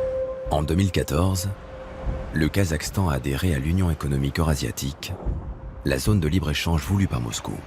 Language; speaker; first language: French; native; French